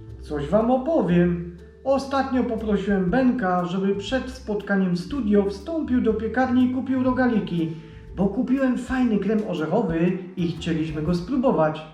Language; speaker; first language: Polish; native; Polish